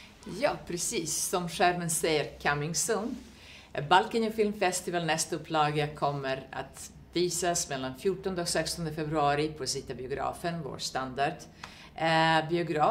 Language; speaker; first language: Swedish; non-native, fluent; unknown